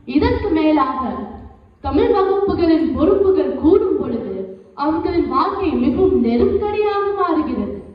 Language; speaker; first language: Tamil; early bilingual, heritage; Tamil